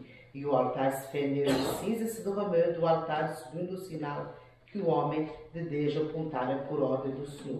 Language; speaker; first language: Portuguese; native; Portuguese